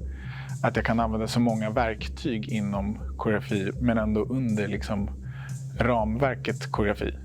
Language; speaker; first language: Swedish; native; Swedish